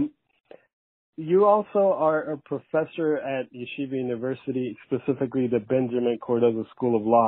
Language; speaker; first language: English; early bilingual, other home language; Persian